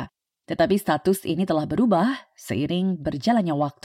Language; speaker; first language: Indonesian; native; Indonesian